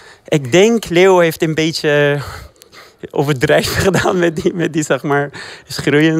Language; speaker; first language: Dutch; non-native, fluent; Persian